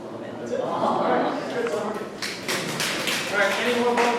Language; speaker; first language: English; native; English